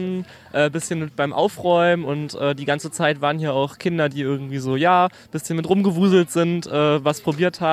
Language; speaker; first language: German; native; German